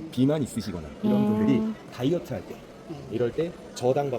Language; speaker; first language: Korean; native; Korean